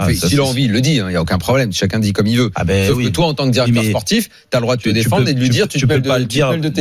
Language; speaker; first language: French; native; French